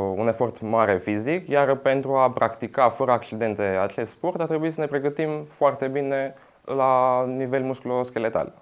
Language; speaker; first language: Romanian; non-native, fluent; Greek